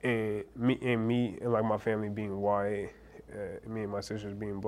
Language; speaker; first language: English; early bilingual, other home language; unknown